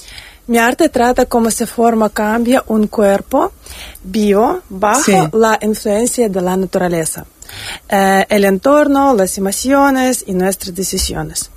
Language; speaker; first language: Spanish; non-native, learner; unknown